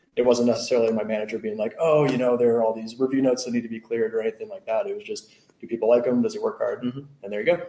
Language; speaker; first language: English; native; English